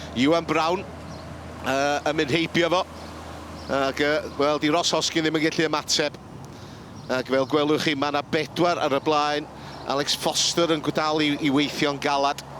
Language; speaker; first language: Welsh; native; Welsh